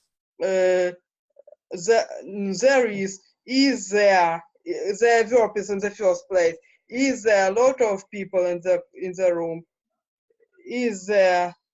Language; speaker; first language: English; non-native, fluent; Russian